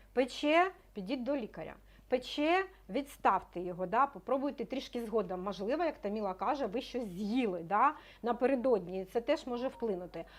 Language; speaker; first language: Ukrainian; native; Ukrainian